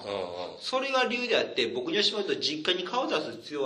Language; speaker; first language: Japanese; native; Japanese